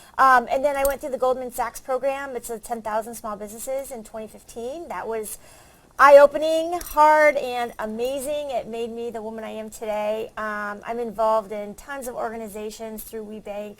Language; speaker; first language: English; native; English